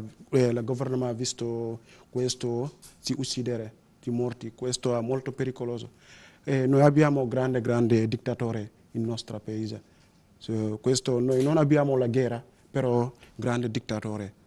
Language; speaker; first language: Italian; non-native, learner; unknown